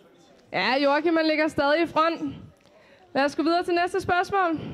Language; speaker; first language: Danish; native; Danish